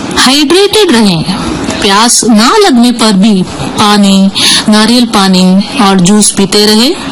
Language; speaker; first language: Hindi; native; Hindi